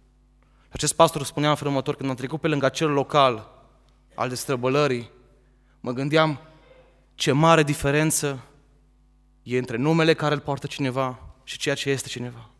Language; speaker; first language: Romanian; native; Romanian